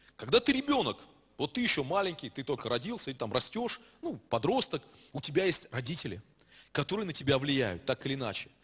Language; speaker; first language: Russian; native; Russian